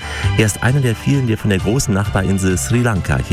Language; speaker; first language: German; native; German